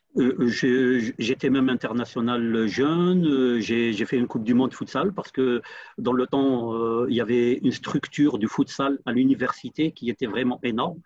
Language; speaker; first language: French; non-native, local second language; Arabic